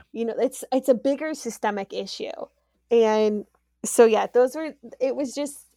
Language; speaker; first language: English; native; English